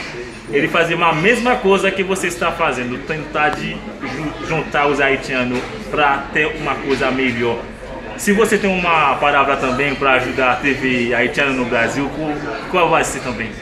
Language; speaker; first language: Portuguese; non-native, fluent; Haitian Creole